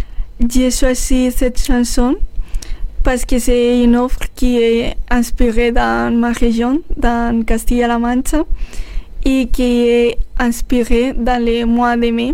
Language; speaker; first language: French; non-native, learner; Spanish